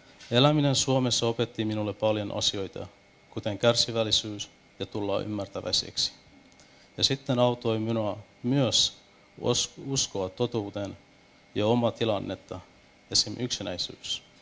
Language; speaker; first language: Finnish; non-native, fluent; Persian